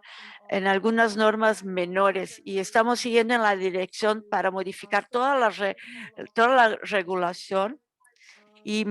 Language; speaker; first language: Spanish; non-native, fluent; English